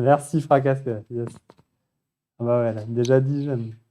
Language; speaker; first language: French; native; French